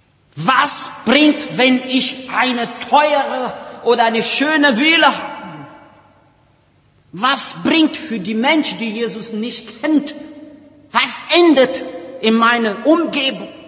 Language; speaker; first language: German; non-native, learner; Portuguese